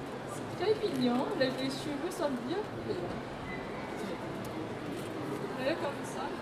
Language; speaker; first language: French; non-native, fluent; Japanese